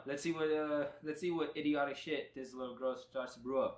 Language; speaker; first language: English; early bilingual, other home language; Spanish